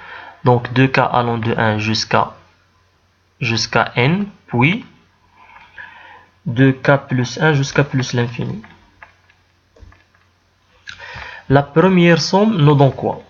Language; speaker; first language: French; non-native, local second language; Arabic